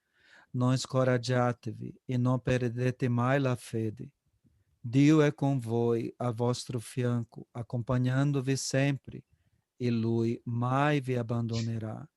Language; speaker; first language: Italian; non-native, fluent; Portuguese